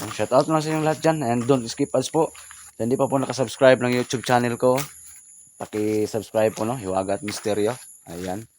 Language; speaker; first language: Filipino; non-native, local second language; Cebuano